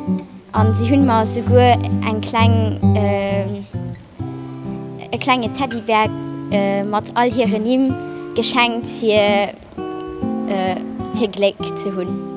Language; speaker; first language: German; non-native, local second language; Luxembourgish